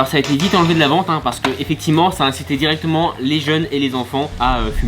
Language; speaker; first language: French; native; French